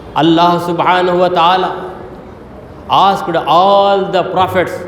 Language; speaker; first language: English; non-native, local second language; Urdu